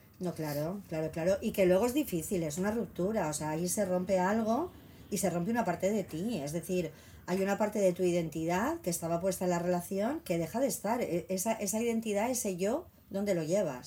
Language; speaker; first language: Spanish; native; Spanish